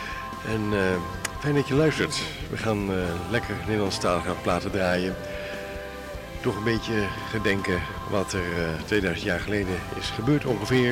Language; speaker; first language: Dutch; native; Dutch